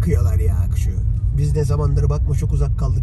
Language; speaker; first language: Turkish; native; Turkish